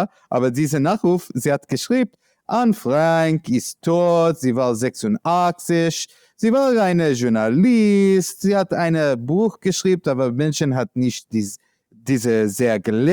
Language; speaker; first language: German; non-native, learner; English